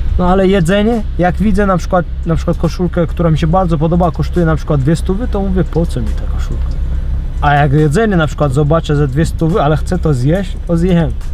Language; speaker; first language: Polish; non-native, fluent; Chechen